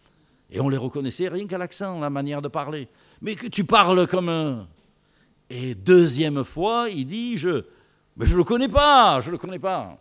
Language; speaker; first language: French; native; French